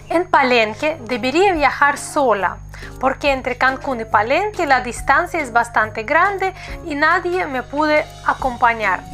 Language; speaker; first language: Spanish; non-native, fluent; Russian